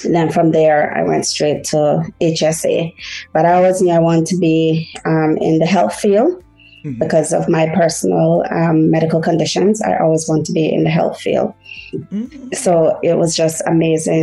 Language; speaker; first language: English; early bilingual, other home language; Haitian Creole